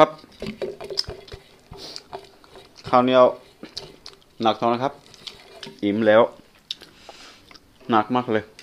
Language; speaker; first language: Thai; non-native, learner; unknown